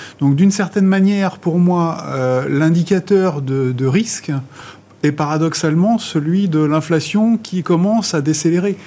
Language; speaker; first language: French; native; French